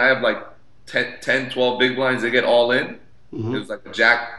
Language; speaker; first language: English; native; English